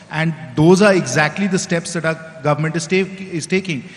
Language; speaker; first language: English; non-native, local second language; Hindi